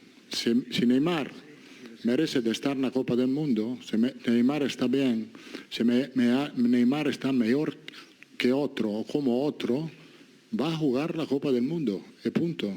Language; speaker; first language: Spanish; non-native, fluent; Italian